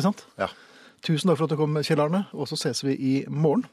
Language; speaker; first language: Norwegian; native; Norwegian